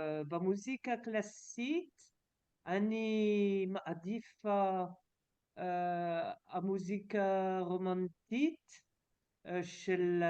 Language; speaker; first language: Hebrew; non-native, learner; French